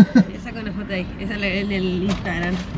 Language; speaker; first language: Spanish; native; Spanish